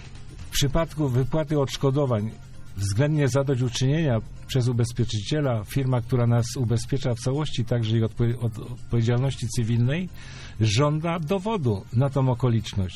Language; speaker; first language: Polish; native; Polish